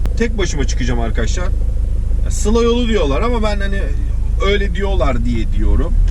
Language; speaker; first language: Turkish; early bilingual, heritage; Turkish